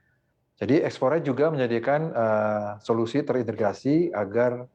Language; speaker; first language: Indonesian; native; Indonesian